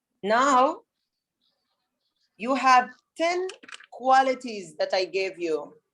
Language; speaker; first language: English; non-native, fluent; Arabic